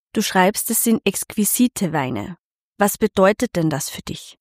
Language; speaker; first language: German; native; German